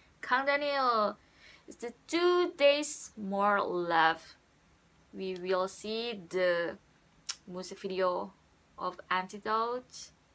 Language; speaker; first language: English; non-native, learner; Indonesian